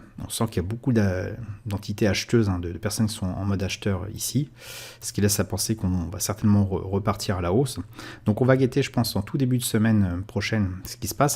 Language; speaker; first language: French; native; French